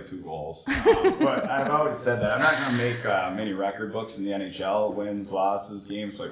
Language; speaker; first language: English; native; English